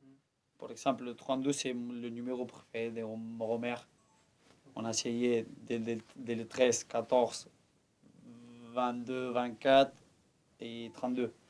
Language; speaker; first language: French; non-native, learner; Spanish